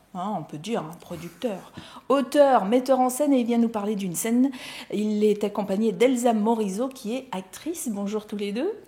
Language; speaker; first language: French; native; French